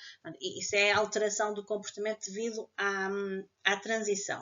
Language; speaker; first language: Portuguese; native; Portuguese